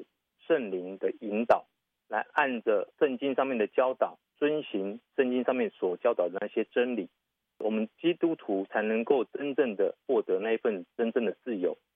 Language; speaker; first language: Chinese; native; Chinese